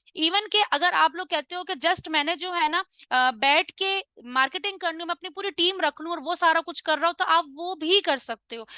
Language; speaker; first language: Urdu; non-native, local second language; Punjabi